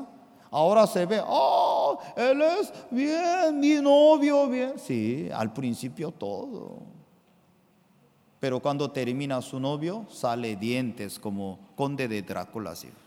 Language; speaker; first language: Spanish; non-native, fluent; Korean